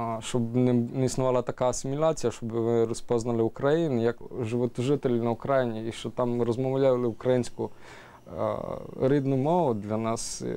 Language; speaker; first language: Ukrainian; early bilingual, heritage; Ukrainian